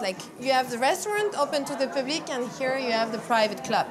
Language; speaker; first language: English; non-native, fluent; French